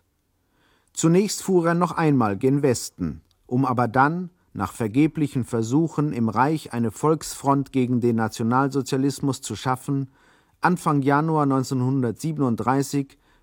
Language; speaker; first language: German; native; German